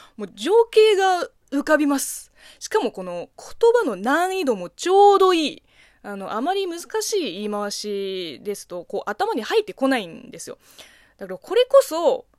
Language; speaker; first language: Japanese; non-native, fluent; Chinese